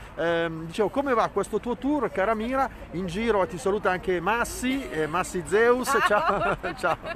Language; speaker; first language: Italian; native; Italian